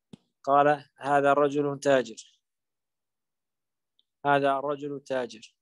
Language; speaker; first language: Arabic; non-native, fluent; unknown